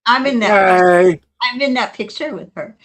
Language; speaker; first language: English; native; English